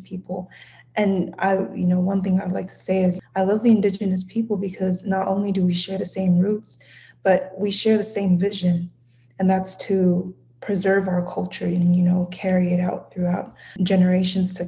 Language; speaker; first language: English; non-native, fluent; Samoan